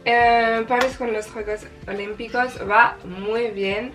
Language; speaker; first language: Spanish; non-native, learner; French